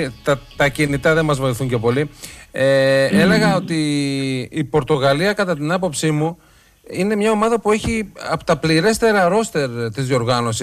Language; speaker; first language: Greek; native; Greek